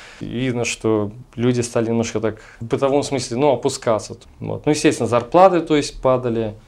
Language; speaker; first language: Russian; native; Russian